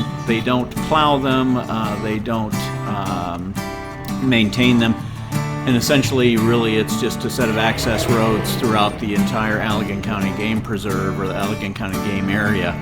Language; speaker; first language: English; native; English